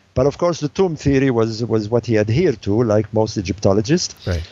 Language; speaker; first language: English; non-native, fluent; Arabic